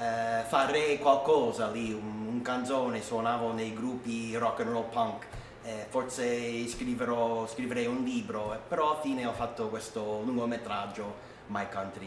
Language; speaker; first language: Italian; non-native, learner; English